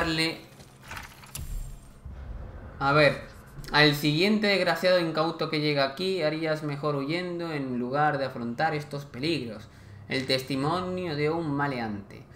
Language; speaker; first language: Spanish; native; Spanish